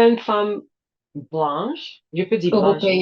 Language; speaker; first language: French; non-native, learner; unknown